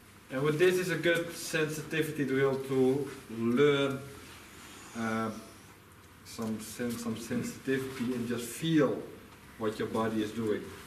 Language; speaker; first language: English; non-native, fluent; Dutch